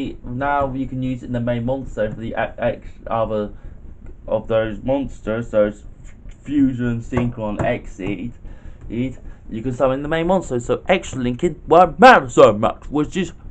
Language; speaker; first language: English; native; English